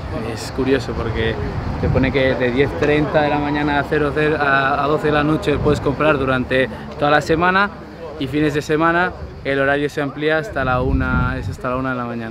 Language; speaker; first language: Spanish; native; Spanish